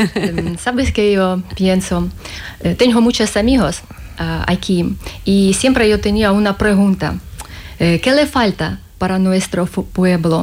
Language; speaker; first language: Spanish; non-native, learner; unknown